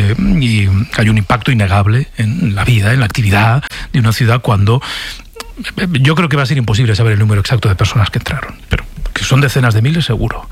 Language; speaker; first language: Spanish; native; Spanish